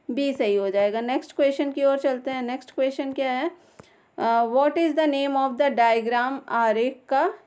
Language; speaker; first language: Hindi; native; Hindi